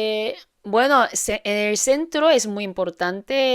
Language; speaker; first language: Spanish; non-native, fluent; Korean